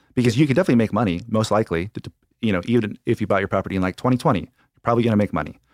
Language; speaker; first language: English; native; English